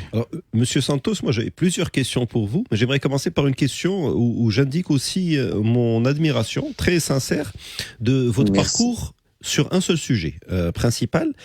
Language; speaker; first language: French; non-native, local second language; Arabic